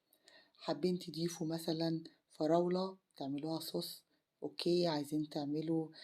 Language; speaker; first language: Arabic; native; Arabic